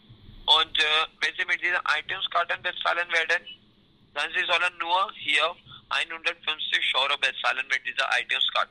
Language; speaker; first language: German; non-native, learner; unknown